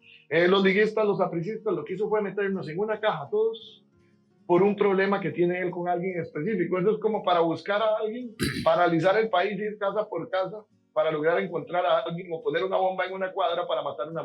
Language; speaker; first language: Spanish; native; Spanish